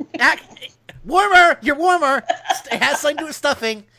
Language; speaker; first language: English; early bilingual, other home language; Italian